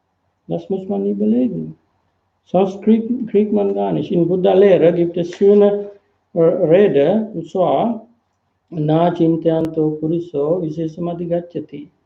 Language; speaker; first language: German; non-native, fluent; Sinhala